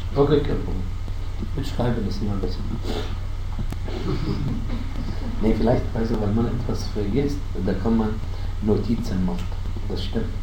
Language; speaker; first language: German; non-native, fluent; Arabic